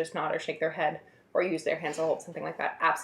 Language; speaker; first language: English; native; English